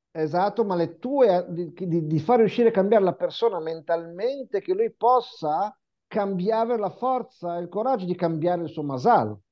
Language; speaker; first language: Italian; non-native, fluent; Hebrew